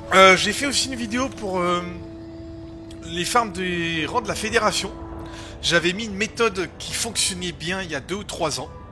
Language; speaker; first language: French; native; French